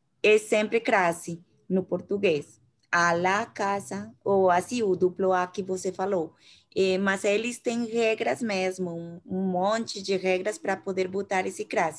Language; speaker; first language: Portuguese; non-native, learner; Spanish